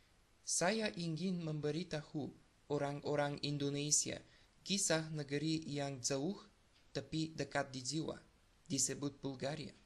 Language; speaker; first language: Indonesian; non-native, learner; Bulgarian